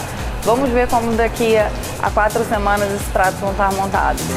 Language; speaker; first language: Portuguese; native; Portuguese